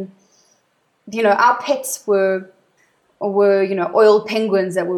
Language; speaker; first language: English; native; English